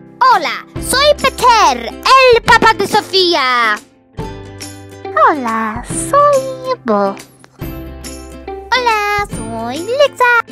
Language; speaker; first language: Spanish; non-native, learner; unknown